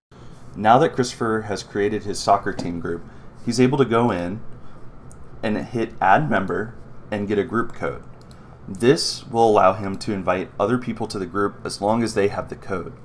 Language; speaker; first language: English; native; English